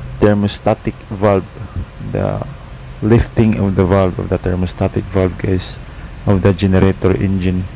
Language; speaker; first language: English; non-native, local second language; Filipino